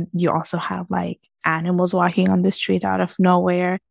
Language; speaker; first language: English; early bilingual, heritage; Italian